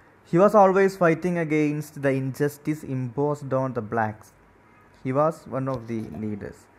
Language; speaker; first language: English; non-native, local second language; Malayalam